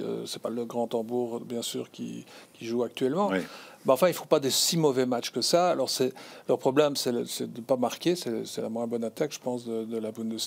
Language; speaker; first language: French; native; French